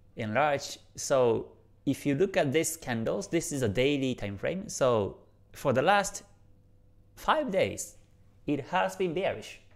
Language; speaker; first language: English; non-native, fluent; Japanese